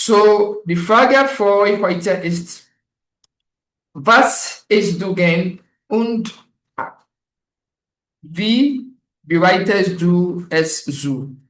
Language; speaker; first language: German; non-native, learner; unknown